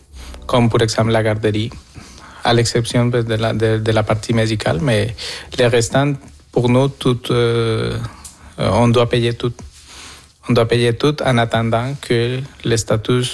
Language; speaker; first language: French; non-native, fluent; Spanish